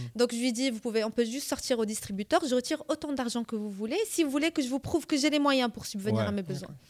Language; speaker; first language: French; non-native, local second language; Arabic